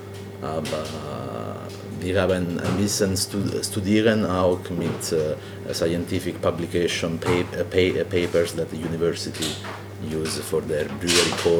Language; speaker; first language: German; non-native, learner; Italian